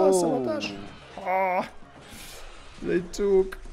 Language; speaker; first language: English; non-native, learner; Russian